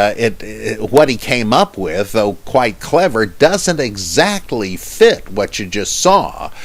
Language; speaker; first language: English; native; English